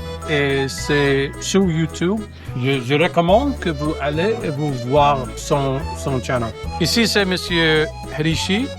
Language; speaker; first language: French; non-native, local second language; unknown